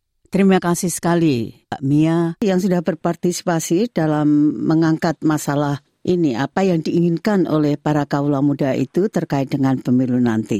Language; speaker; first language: Indonesian; native; Indonesian